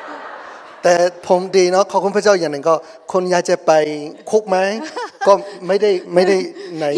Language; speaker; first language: Thai; non-native, fluent; Burmese